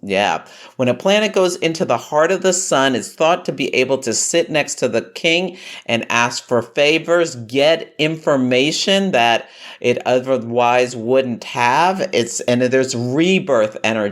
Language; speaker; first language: English; native; English